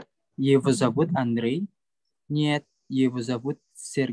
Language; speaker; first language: Russian; non-native, learner; Indonesian